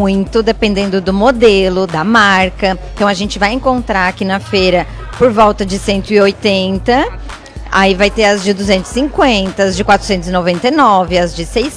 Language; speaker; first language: Portuguese; native; Portuguese